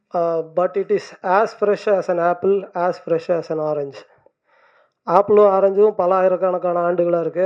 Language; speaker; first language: Tamil; native; Tamil